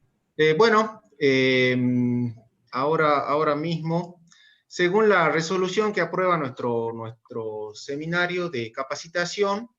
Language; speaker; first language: Spanish; native; Spanish